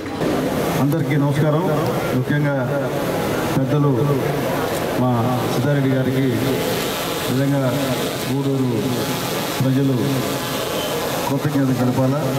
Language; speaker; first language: Telugu; native; Telugu